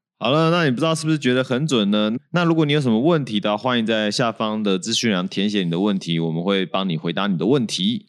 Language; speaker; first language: Chinese; native; Chinese